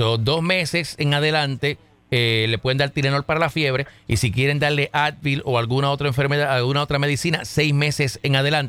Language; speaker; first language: Spanish; native; Spanish